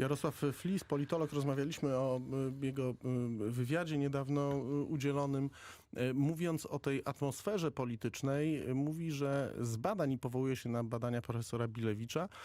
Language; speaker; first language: Polish; native; Polish